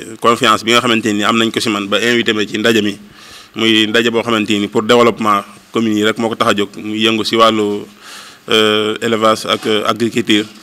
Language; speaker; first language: Wolof; native; Wolof